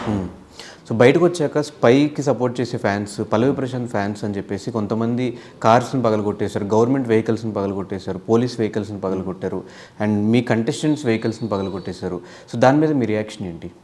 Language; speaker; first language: Telugu; native; Telugu